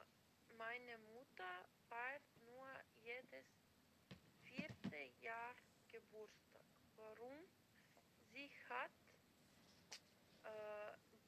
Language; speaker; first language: German; non-native, learner; Macedonian